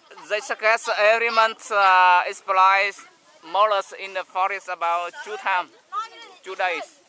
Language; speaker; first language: English; non-native, learner; Vietnamese